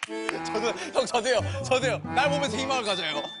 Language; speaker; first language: Korean; native; Korean